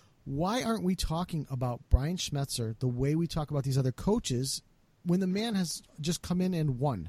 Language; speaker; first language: English; native; English